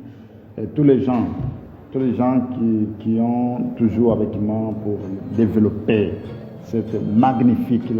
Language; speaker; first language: French; non-native, fluent; Portuguese